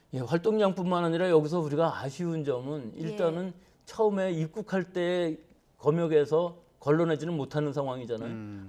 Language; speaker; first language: Korean; native; Korean